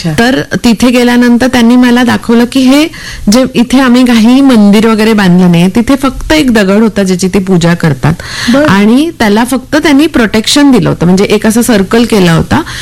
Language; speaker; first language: Marathi; native; Marathi